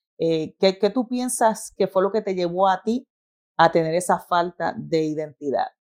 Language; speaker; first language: Spanish; native; Spanish